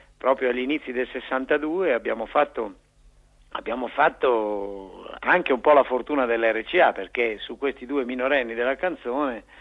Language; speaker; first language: Italian; native; Italian